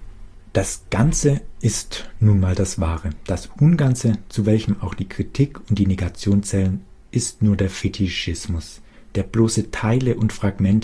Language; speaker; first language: German; native; German